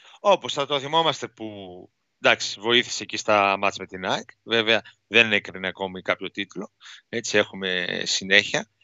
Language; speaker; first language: Greek; native; Greek